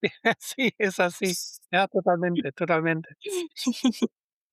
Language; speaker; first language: Spanish; non-native, learner; German